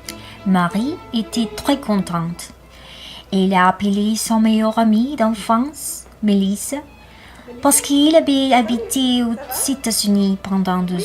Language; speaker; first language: French; non-native, learner; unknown